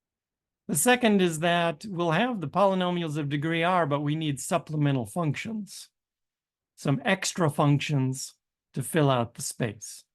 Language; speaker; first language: English; native; English